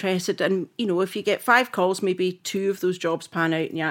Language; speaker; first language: English; native; English